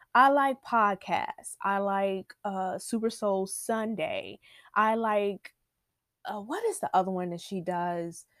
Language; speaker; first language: English; native; English